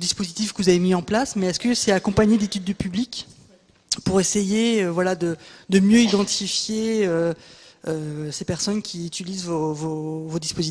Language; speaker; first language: French; native; French